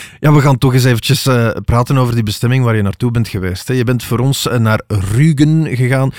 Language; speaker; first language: Dutch; native; Dutch